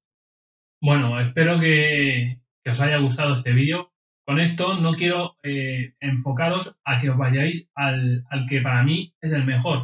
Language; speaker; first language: Spanish; native; Spanish